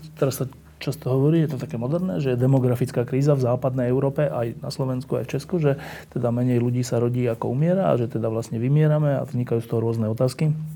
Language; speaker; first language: Slovak; native; Slovak